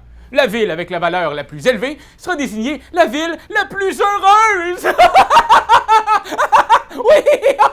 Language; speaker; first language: French; native; French